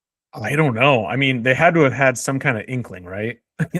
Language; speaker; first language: English; native; English